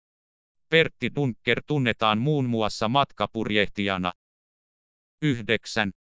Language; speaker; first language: Finnish; native; Finnish